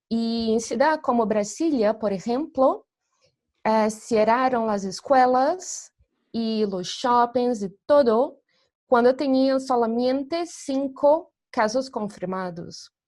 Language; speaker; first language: Spanish; non-native, fluent; Portuguese